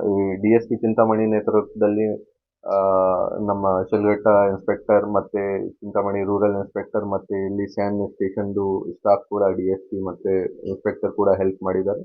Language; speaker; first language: Kannada; non-native, fluent; Hindi